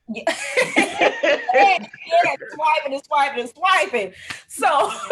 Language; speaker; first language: English; native; English